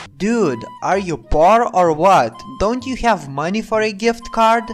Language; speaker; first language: English; non-native, fluent; Lithuanian